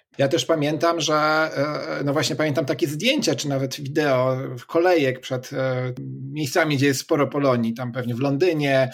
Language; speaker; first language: Polish; native; Polish